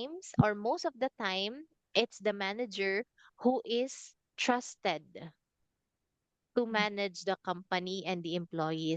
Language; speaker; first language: English; non-native, fluent; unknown